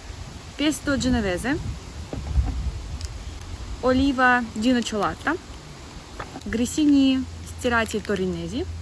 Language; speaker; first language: Italian; non-native, learner; Russian